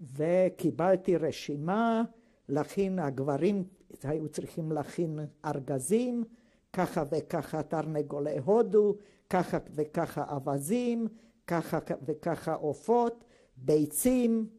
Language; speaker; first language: Hebrew; non-native, fluent; Hungarian